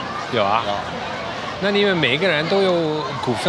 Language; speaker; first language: Chinese; non-native, fluent; Dutch